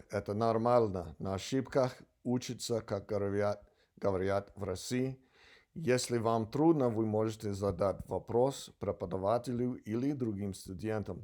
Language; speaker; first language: Russian; non-native, learner; English